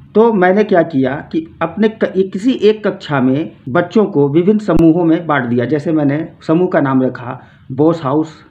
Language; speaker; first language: Hindi; native; Hindi